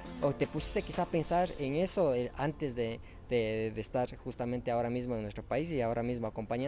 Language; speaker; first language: Spanish; native; Spanish